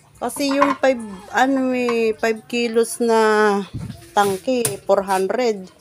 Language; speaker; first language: Filipino; non-native, local second language; Iloko